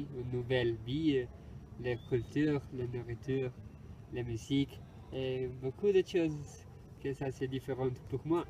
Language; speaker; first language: French; non-native, learner; Spanish